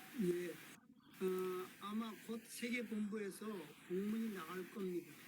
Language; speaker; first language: Korean; native; Korean